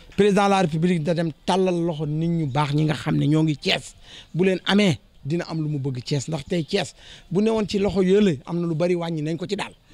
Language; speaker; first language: Wolof; non-native, local second language; Fula